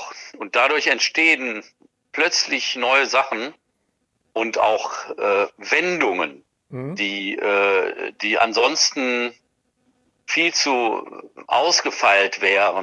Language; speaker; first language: German; native; German